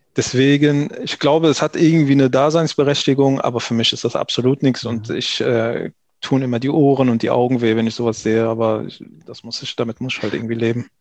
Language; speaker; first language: German; early bilingual, other home language; Arabic